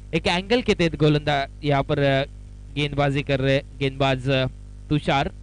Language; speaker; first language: Hindi; non-native, local second language; Marathi